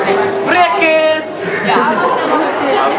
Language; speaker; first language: Latvian; early bilingual, heritage; English